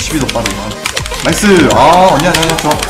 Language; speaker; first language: Korean; native; Korean